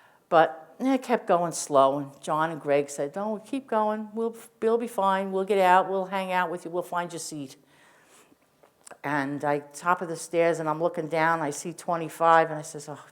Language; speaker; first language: English; native; English